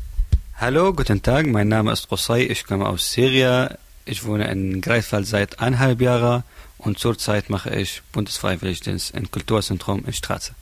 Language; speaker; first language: German; non-native, learner; Arabic